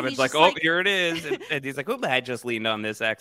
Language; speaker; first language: English; native; English